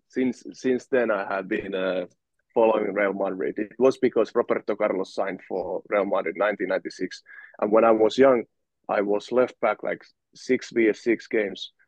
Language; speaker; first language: English; non-native, fluent; Finnish